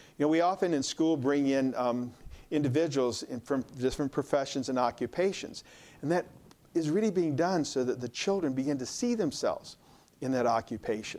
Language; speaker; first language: English; native; English